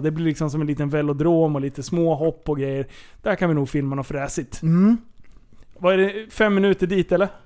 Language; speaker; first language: Swedish; native; Swedish